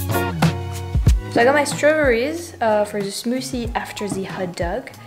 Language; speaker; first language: English; non-native, fluent; French